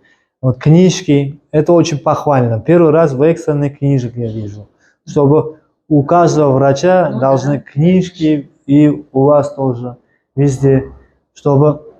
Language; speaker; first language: Russian; non-native, local second language; Uzbek